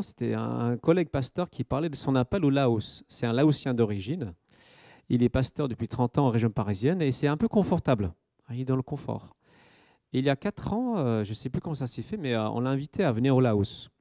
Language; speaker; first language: French; native; French